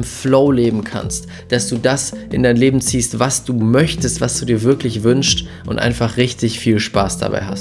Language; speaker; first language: German; native; German